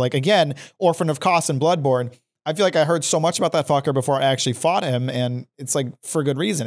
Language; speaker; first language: English; native; English